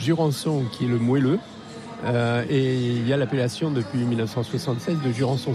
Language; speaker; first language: French; native; French